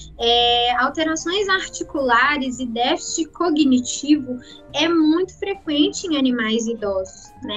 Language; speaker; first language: Portuguese; native; Portuguese